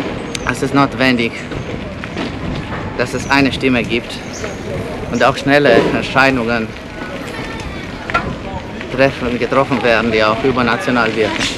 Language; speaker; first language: German; non-native, fluent; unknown